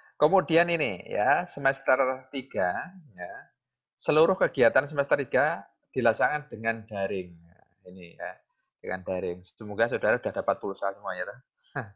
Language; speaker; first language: Indonesian; non-native, local second language; Javanese